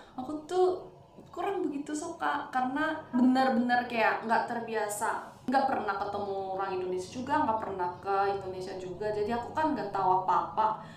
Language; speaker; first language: Indonesian; non-native, fluent; Korean